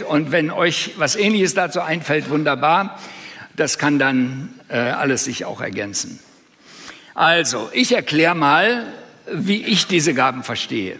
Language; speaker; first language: German; native; German